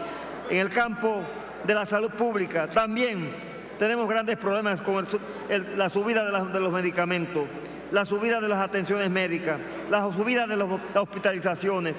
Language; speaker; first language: Spanish; native; Spanish